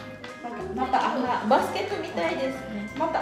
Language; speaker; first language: Japanese; non-native, learner; Filipino